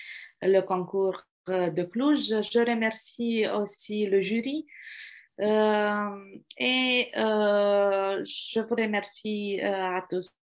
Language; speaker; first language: French; non-native, fluent; Romanian